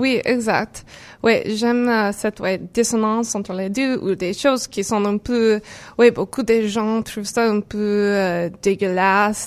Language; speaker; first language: French; non-native, learner; English